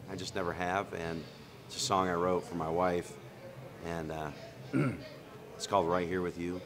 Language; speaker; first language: English; native; English